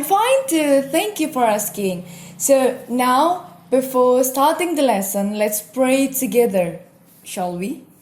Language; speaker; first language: English; non-native, fluent; Indonesian